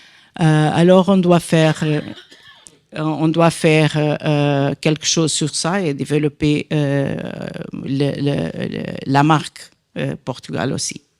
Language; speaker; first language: French; non-native, fluent; Portuguese